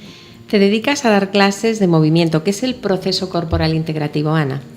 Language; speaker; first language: Spanish; native; Spanish